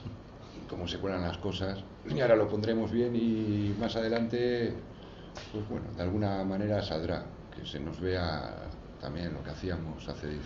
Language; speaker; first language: Spanish; native; Spanish